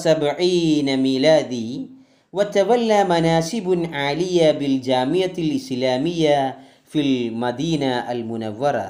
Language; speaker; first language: Arabic; non-native, fluent; Malayalam